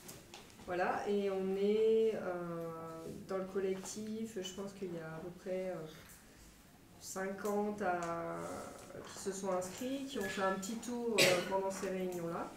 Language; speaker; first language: French; native; French